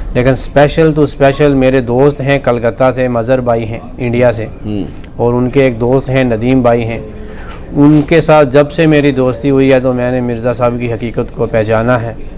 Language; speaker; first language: Urdu; non-native, local second language; Punjabi